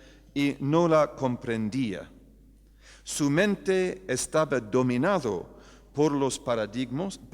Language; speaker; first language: Spanish; non-native, fluent; English